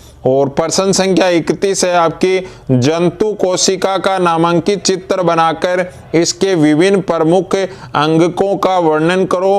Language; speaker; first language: Hindi; native; Hindi